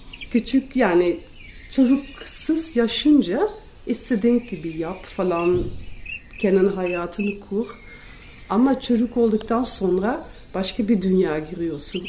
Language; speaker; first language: Turkish; non-native, fluent; Dutch